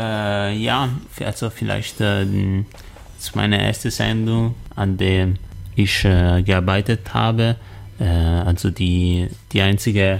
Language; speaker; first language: German; non-native, learner; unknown